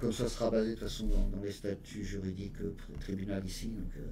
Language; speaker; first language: French; native; French